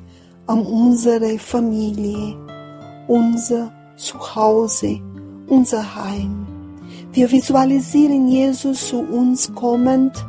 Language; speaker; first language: German; non-native, fluent; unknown